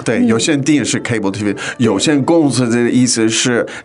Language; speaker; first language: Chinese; non-native, fluent; English